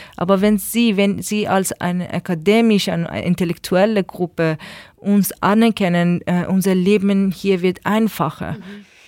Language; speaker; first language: German; non-native, learner; Persian